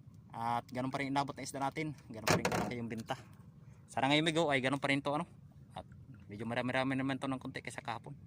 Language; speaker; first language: Filipino; native; Filipino